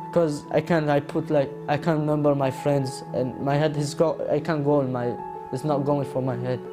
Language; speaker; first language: English; early bilingual, other home language; Arabic